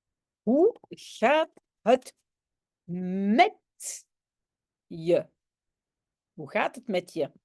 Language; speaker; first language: Dutch; non-native, local second language; French